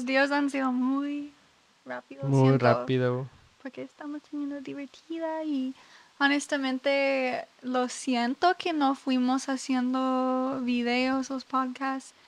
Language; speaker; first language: Spanish; non-native, learner; English